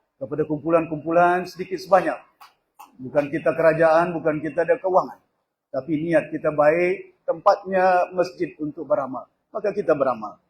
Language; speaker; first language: Malay; non-native, local second language; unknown